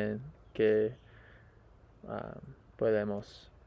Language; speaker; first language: Spanish; non-native, learner; English